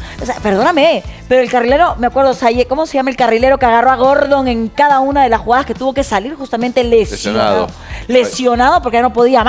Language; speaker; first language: Spanish; native; Spanish